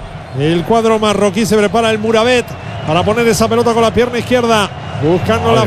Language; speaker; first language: Spanish; native; Spanish